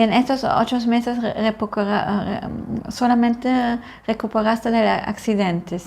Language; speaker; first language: Spanish; non-native, fluent; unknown